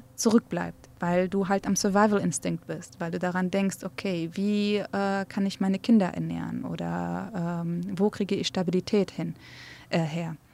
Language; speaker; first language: German; early bilingual, other home language; Central Kurdish